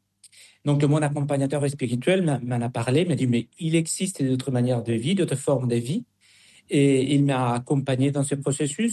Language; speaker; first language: French; non-native, fluent; Spanish